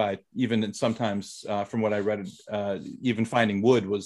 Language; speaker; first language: English; native; English